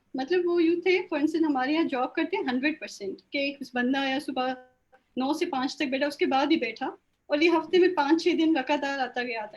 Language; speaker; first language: Urdu; non-native, local second language; Sindhi